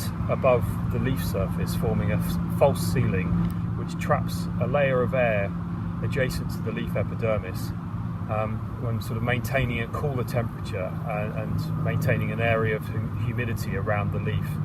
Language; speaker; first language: English; native; English